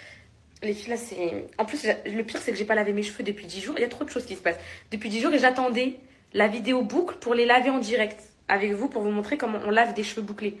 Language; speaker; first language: French; native; French